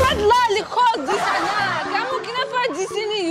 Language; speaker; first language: Indonesian; non-native, learner; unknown